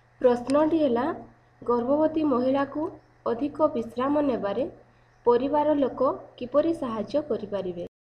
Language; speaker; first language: Odia; native; Odia